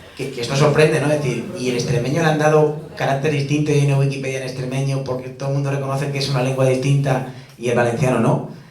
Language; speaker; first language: Spanish; native; Spanish